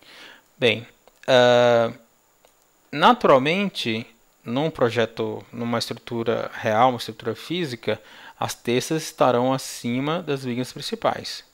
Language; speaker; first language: Portuguese; native; Portuguese